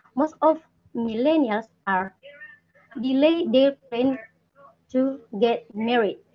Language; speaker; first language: English; non-native, learner; Indonesian